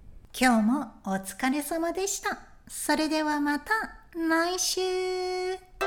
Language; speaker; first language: Japanese; native; Japanese